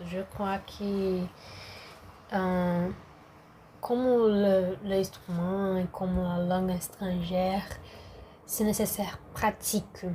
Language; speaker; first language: French; non-native, learner; Portuguese